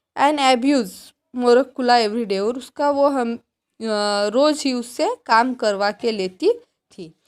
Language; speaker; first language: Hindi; non-native, local second language; Marathi